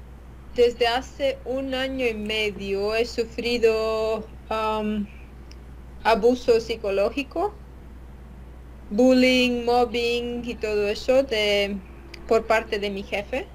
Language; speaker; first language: Spanish; non-native, fluent; Latvian